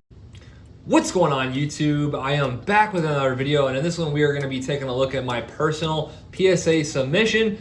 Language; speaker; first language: English; native; English